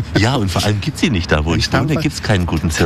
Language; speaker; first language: German; native; German